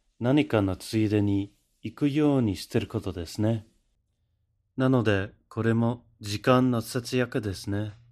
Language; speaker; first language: Japanese; non-native, fluent; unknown